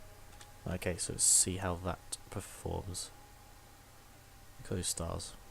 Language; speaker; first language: English; native; English